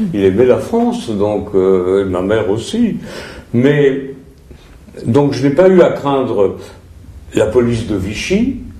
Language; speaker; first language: French; early bilingual, other home language; Russian